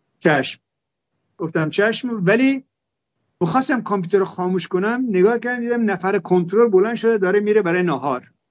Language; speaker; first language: Persian; non-native, local second language; Turkmen